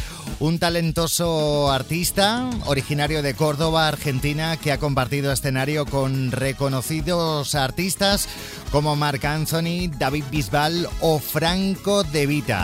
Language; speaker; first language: Spanish; native; Spanish